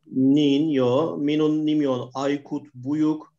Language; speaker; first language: Finnish; non-native, fluent; Turkish